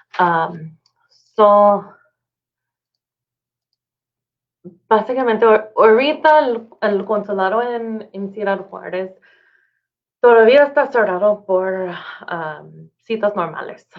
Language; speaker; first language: Spanish; non-native, learner; English